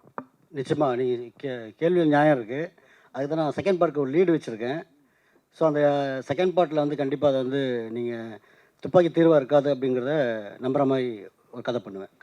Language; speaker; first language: Tamil; native; Tamil